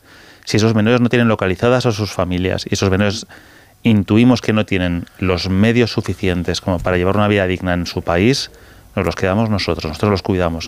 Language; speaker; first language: Spanish; native; Spanish